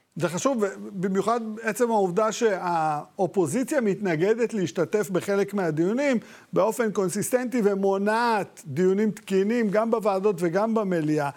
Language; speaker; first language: Hebrew; native; Hebrew